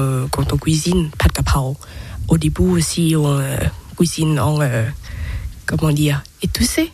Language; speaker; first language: French; non-native, learner; Thai